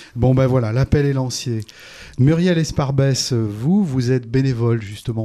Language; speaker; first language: French; native; French